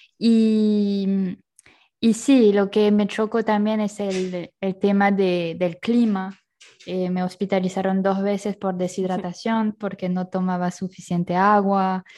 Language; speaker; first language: Spanish; non-native, fluent; French